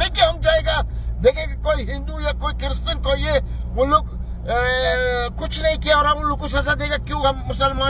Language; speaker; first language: Hindi; non-native, learner; Arabic